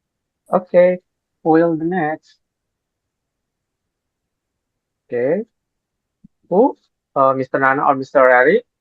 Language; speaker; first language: English; non-native, learner; Indonesian